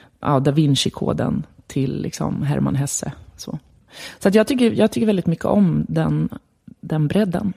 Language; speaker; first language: Swedish; native; Swedish